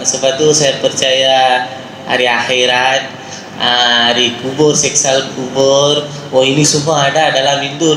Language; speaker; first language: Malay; non-native, local second language; Tamil